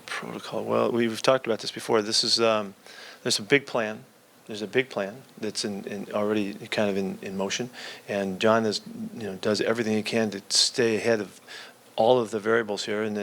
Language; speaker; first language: English; native; English